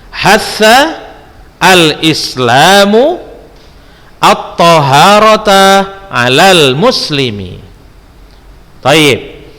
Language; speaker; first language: Arabic; non-native, fluent; Indonesian